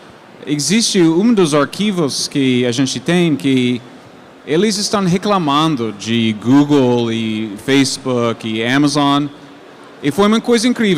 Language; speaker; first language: Portuguese; non-native, fluent; English